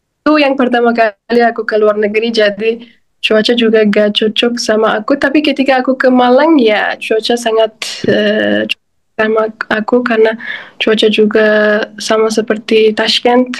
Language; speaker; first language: Indonesian; non-native, fluent; Uzbek